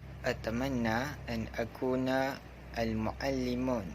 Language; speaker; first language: Arabic; non-native, learner; Malay